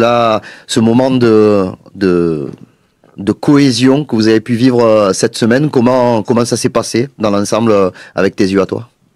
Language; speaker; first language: French; native; French